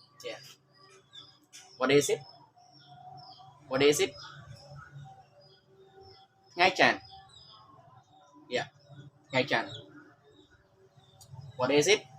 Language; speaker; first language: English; non-native, learner; Khmer